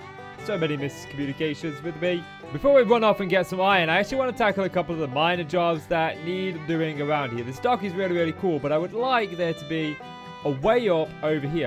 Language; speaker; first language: English; native; English